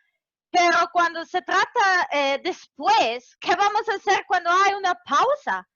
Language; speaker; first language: Spanish; non-native, fluent; Serbian